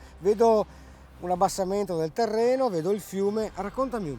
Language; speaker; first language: Italian; native; Italian